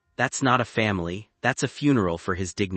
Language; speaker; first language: English; native; English